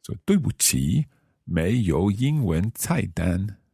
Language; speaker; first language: Chinese; non-native, learner; English